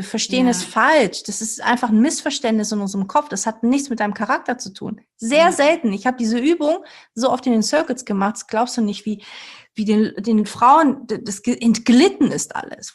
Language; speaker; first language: German; early bilingual, other home language; Portuguese